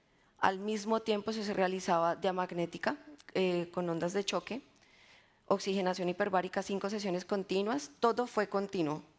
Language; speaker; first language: Spanish; native; Spanish